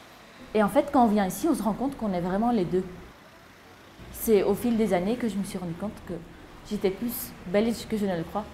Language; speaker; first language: French; early bilingual, other home language; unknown